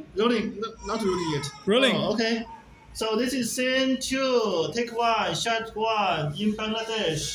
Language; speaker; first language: English; non-native, learner; Bangla